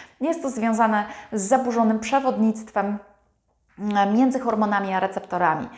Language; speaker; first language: Polish; native; Polish